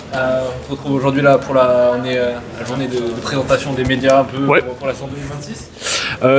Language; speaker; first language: French; native; French